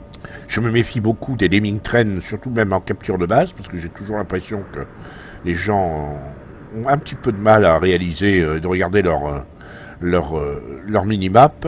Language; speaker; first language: French; native; French